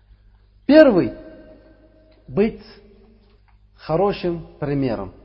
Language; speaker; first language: Russian; non-native, learner; Uzbek